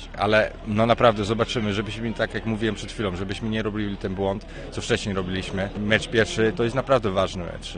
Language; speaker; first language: Polish; early bilingual, heritage; Polish